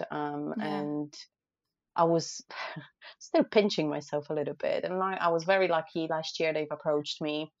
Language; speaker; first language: English; non-native, fluent; Polish